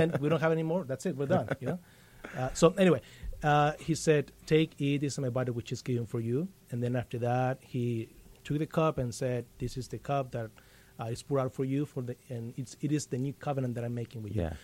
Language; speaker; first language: English; non-native, fluent; Spanish